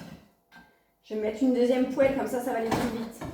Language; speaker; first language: French; native; French